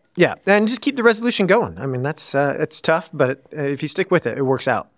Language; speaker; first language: English; native; English